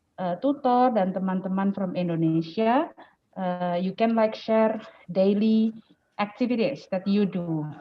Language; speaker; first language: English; non-native, fluent; Indonesian